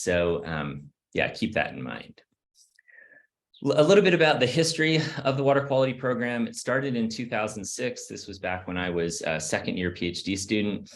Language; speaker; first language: English; native; English